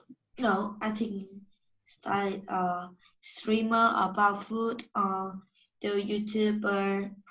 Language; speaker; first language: English; non-native, learner; Vietnamese